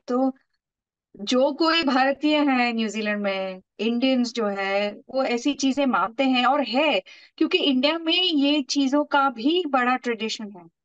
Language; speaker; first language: Hindi; non-native, local second language; Marathi